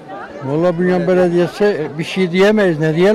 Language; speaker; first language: Turkish; native; Turkish